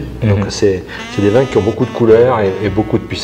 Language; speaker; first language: French; native; French